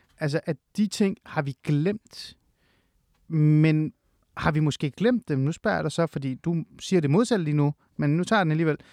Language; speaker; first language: Danish; early bilingual, other home language; Persian